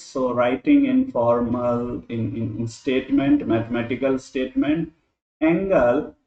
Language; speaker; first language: English; non-native, local second language; Hindi